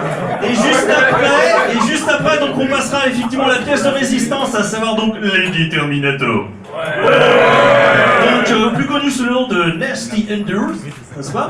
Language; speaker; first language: French; native; French